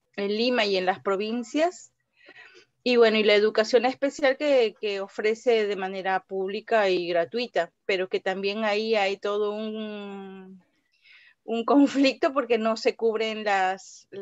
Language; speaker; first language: Spanish; native; Spanish